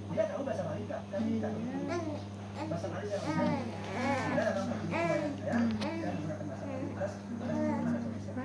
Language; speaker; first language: Indonesian; non-native, local second language; Balinese